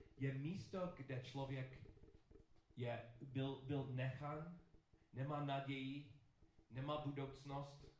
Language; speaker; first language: Czech; non-native, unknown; English